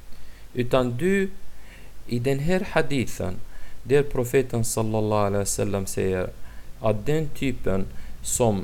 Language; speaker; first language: Swedish; non-native, fluent; Arabic